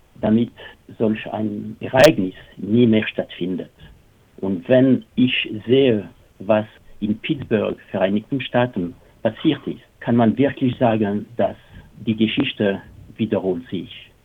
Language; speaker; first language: German; non-native, fluent; French